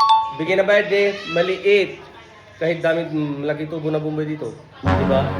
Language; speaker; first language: Filipino; non-native, learner; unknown